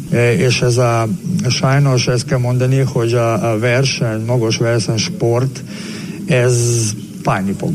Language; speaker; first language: Hungarian; non-native, learner; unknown